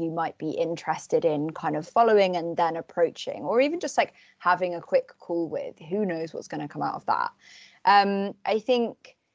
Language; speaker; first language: English; native; English